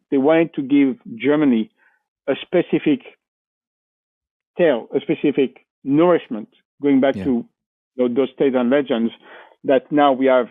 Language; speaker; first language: English; non-native, fluent; French